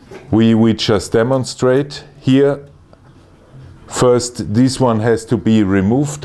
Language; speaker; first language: English; non-native, fluent; German